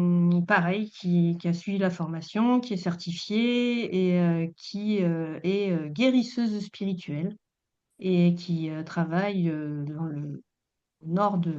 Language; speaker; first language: French; native; French